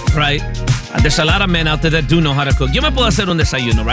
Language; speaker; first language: English; early bilingual, other home language; Spanish